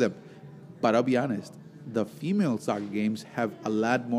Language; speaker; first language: English; non-native, fluent; Spanish